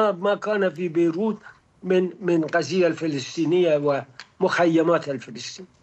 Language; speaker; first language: Arabic; non-native, fluent; Persian